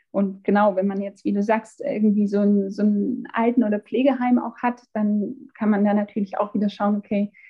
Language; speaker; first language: German; native; German